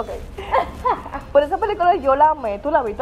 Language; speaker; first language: Spanish; native; Spanish